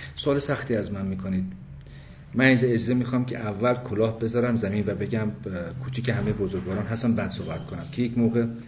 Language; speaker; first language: Persian; early bilingual, other home language; English